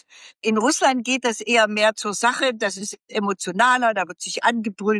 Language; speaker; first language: German; native; German